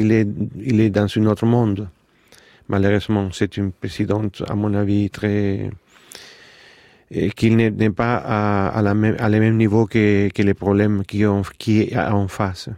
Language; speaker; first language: French; non-native, fluent; Spanish